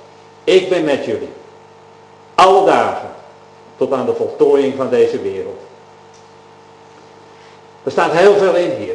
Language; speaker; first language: Dutch; native; Dutch